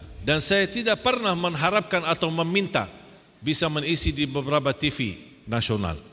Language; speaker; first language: Indonesian; non-native, fluent; Arabic